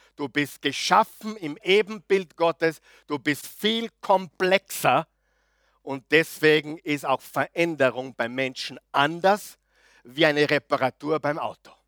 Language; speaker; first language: German; native; German